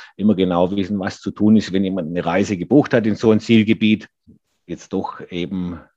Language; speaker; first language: German; native; German